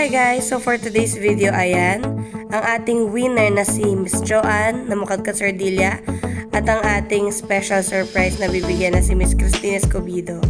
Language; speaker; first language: Filipino; native; Filipino